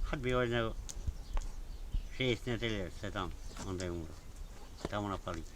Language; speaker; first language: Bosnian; non-native, local second language; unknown